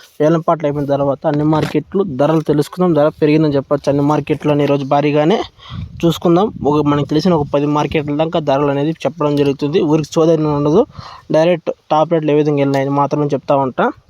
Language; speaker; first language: Telugu; native; Telugu